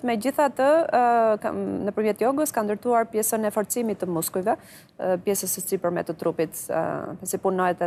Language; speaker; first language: Albanian; native; Albanian